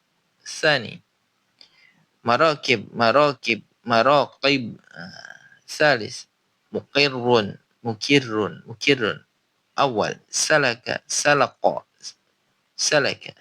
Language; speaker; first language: Arabic; non-native, fluent; Indonesian